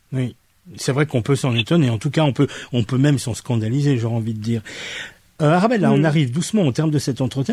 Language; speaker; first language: French; native; French